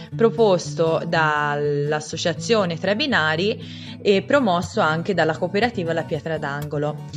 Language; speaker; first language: Italian; native; Italian